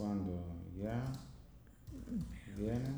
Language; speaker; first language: Spanish; non-native, learner; English